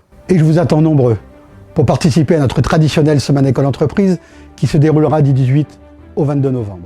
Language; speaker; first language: French; native; French